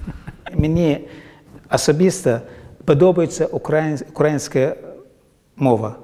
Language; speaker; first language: Ukrainian; non-native, learner; Arabic